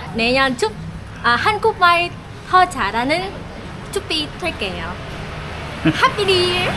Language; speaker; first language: Korean; non-native, learner; Vietnamese